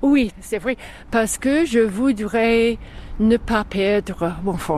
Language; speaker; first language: French; non-native, fluent; English